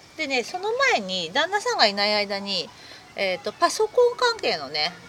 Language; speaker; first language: Japanese; native; Japanese